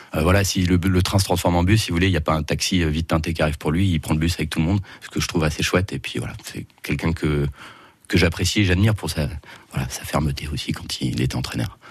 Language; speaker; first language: French; native; French